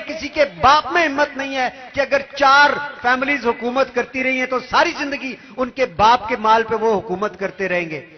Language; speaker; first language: Urdu; native; Urdu